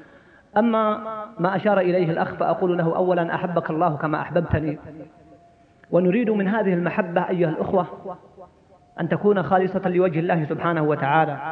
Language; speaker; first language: Arabic; native; Arabic